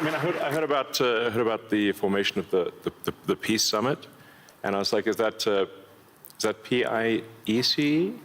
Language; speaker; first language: English; early bilingual, other home language; Afrikaans